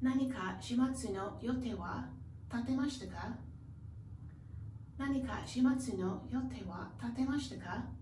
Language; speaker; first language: Japanese; non-native, learner; English